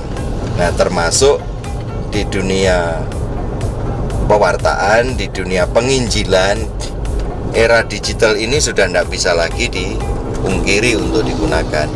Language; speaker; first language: Indonesian; native; Indonesian